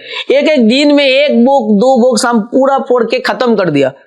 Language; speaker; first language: Hindi; non-native, local second language; Bangla